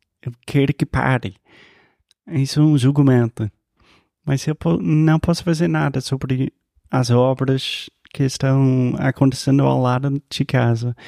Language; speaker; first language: Portuguese; non-native, fluent; English